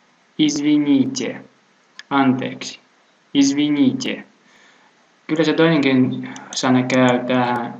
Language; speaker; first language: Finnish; non-native, fluent; Russian